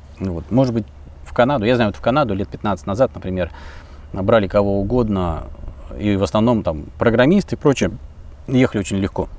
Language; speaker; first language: Russian; native; Russian